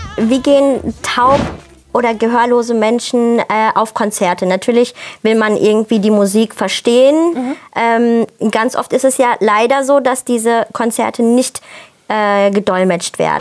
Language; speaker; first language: German; native; German